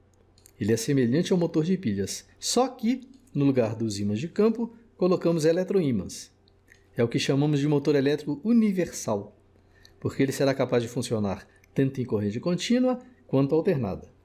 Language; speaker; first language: Portuguese; native; Portuguese